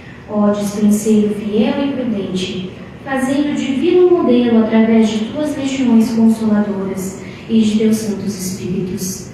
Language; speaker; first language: Portuguese; native; Portuguese